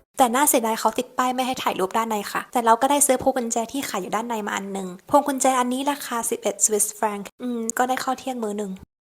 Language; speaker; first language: Thai; native; Thai